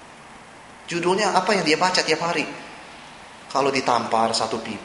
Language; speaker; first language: Indonesian; native; Indonesian